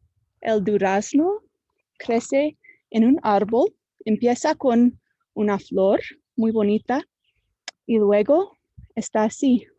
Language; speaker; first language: Spanish; non-native, fluent; English